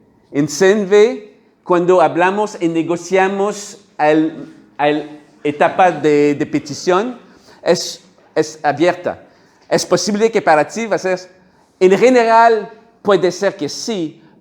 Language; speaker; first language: Spanish; non-native, learner; French